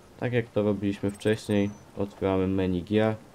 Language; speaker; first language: Polish; native; Polish